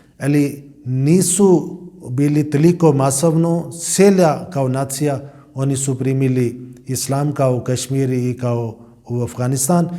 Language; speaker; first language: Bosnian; non-native, learner; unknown